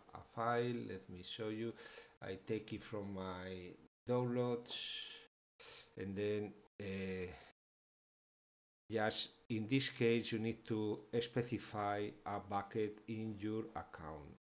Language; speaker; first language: English; non-native, fluent; Spanish